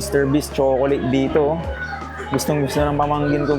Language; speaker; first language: Filipino; native; Filipino